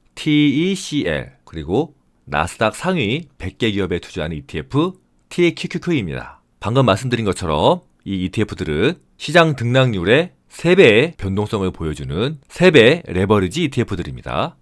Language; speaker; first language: Korean; native; Korean